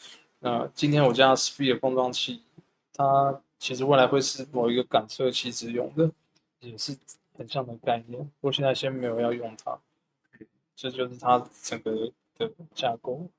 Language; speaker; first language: Chinese; native; Chinese